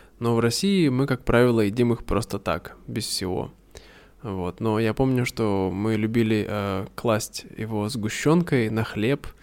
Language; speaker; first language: Russian; native; Russian